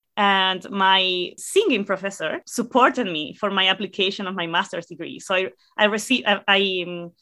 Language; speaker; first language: English; non-native, fluent; Spanish